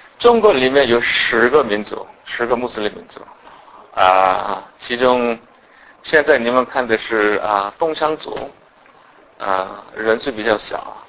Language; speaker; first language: Chinese; non-native, fluent; Korean